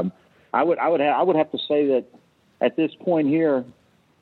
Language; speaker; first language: English; native; English